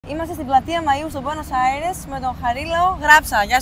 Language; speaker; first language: Greek; native; Greek